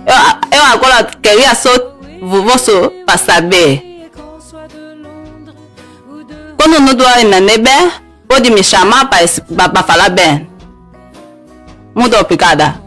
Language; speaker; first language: Portuguese; non-native, learner; Chinese